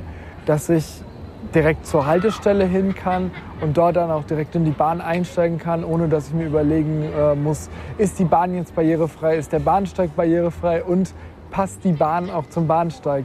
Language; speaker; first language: German; native; German